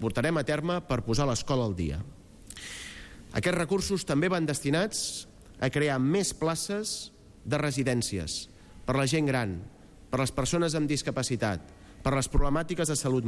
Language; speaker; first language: Catalan; native; Catalan